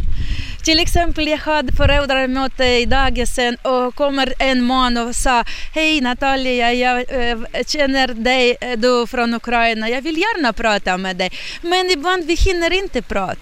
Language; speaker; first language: Swedish; non-native, learner; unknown